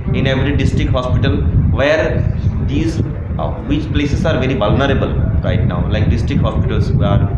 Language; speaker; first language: English; non-native, local second language; Bangla